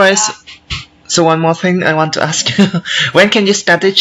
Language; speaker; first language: English; non-native, learner; Vietnamese